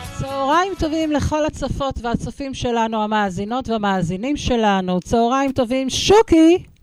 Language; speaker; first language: Hebrew; native; Hebrew